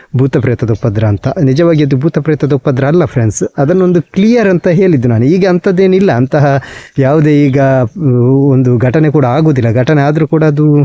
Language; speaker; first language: Kannada; non-native, local second language; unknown